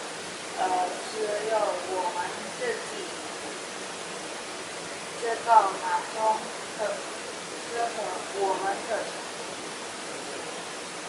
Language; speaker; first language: Chinese; non-native, learner; Indonesian